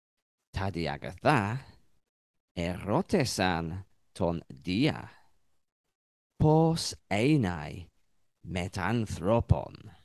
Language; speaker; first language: Greek; non-native, learner; English